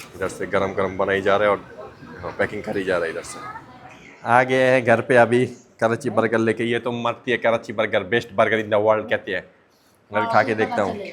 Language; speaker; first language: Urdu; non-native, fluent; Bangla